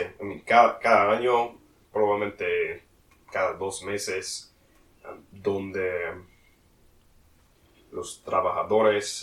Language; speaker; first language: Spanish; non-native, learner; English